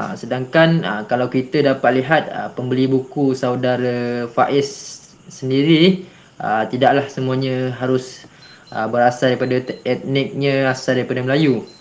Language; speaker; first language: Malay; native; Malay